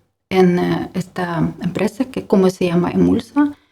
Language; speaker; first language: Spanish; non-native, learner; Ukrainian